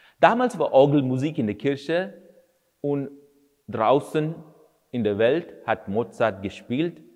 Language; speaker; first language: German; non-native, fluent; Kannada